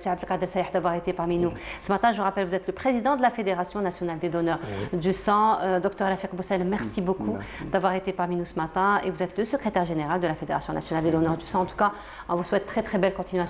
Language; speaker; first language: French; native; French